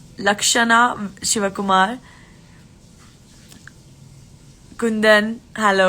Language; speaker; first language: Telugu; non-native, learner; Gujarati